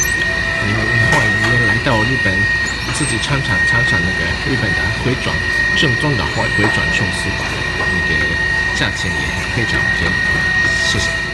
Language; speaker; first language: Chinese; non-native, fluent; Japanese